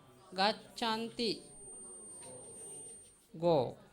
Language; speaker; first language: English; non-native, learner; Sinhala